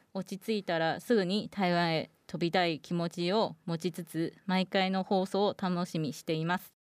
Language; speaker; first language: Japanese; non-native, fluent; Chinese